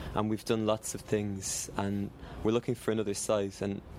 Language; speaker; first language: English; native; English